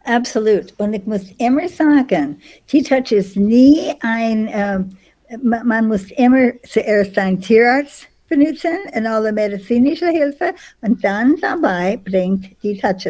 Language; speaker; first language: German; non-native, fluent; English